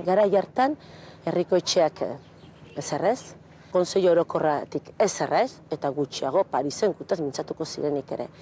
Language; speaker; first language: Basque; native; Basque